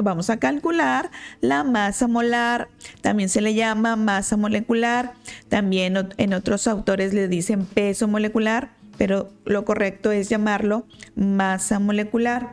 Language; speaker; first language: Spanish; native; Spanish